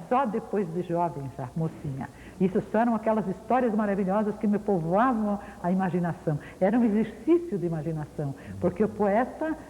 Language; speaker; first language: Portuguese; early bilingual, other home language; Ukrainian